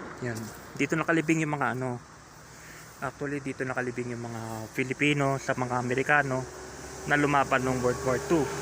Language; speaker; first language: Filipino; non-native, local second language; Iloko